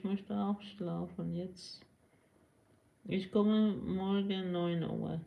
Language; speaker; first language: German; non-native, learner; Persian